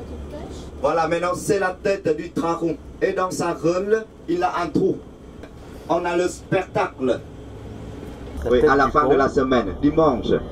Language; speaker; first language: French; non-native, fluent; Vietnamese